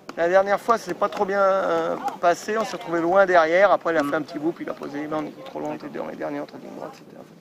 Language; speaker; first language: French; native; French